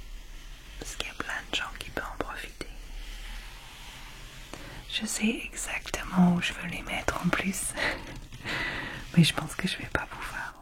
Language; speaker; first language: French; non-native, fluent; English